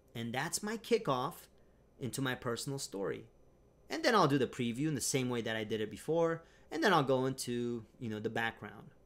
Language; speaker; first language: English; non-native, fluent; Romanian